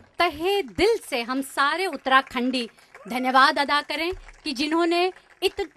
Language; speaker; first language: Hindi; native; Hindi